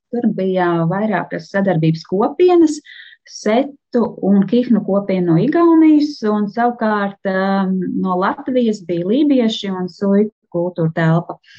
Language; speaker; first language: Latvian; native; Latvian